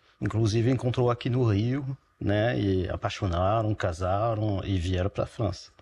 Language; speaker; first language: Portuguese; early bilingual, heritage; French